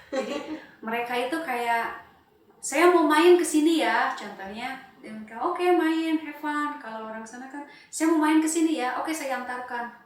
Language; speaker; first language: Indonesian; non-native, local second language; Sundanese